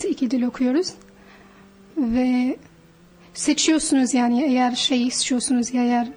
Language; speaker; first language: Turkish; non-native, fluent; Arabic